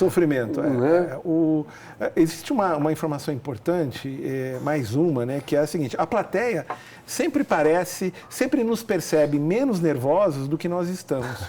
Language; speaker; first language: Portuguese; native; Portuguese